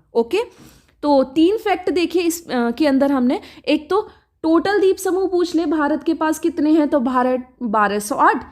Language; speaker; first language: Hindi; native; Hindi